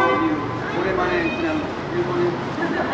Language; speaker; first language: Korean; early bilingual, heritage; English